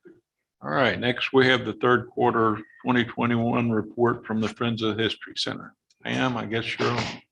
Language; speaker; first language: English; native; English